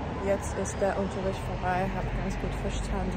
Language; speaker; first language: German; non-native, fluent; Turkish